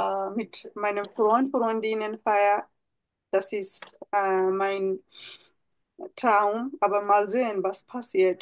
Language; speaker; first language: German; non-native, learner; Bangla